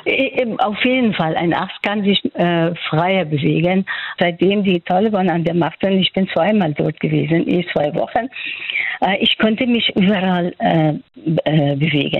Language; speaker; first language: German; non-native, fluent; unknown